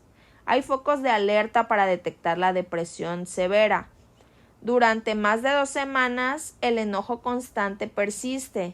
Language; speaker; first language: Spanish; native; Spanish